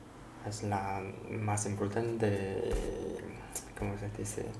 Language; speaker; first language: Spanish; non-native, learner; Chinese